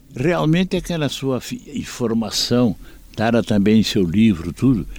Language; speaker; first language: Portuguese; native; Portuguese